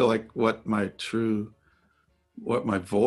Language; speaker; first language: English; native; English